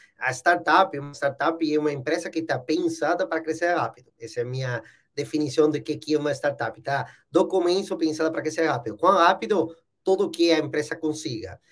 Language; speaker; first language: Portuguese; non-native, fluent; Spanish